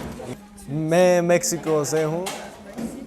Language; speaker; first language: Hindi; non-native, learner; Spanish